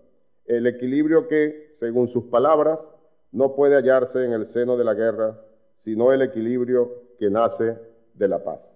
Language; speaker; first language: Spanish; native; Spanish